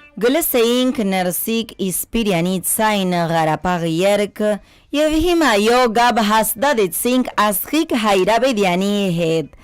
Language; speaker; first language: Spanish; native; Spanish